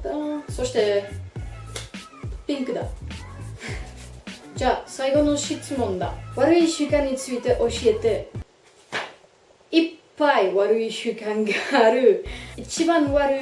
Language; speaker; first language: Japanese; non-native, learner; French